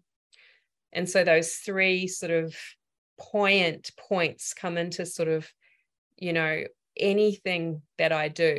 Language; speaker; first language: English; native; English